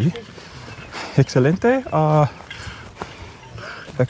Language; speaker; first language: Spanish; non-native, learner; English